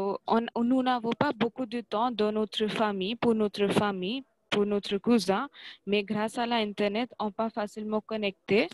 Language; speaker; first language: French; non-native, fluent; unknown